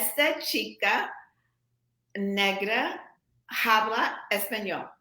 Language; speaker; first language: Spanish; non-native, learner; English